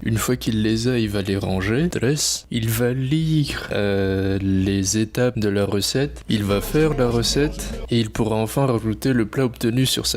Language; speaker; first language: French; native; French